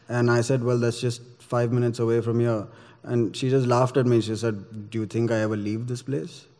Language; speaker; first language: English; non-native, local second language; Gujarati